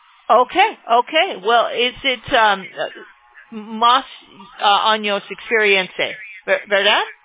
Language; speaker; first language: Spanish; non-native, learner; English